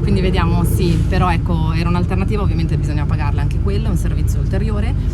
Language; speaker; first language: Italian; native; Italian